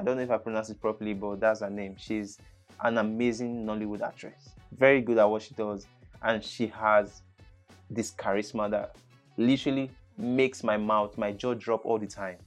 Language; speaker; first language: English; native; English